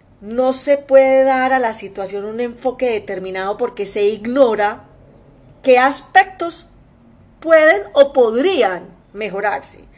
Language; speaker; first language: Spanish; native; Spanish